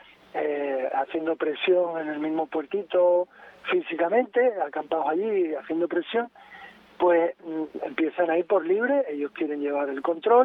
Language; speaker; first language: Spanish; native; Spanish